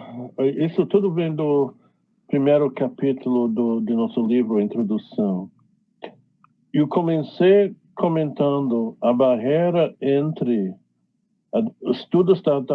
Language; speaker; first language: Portuguese; non-native, fluent; English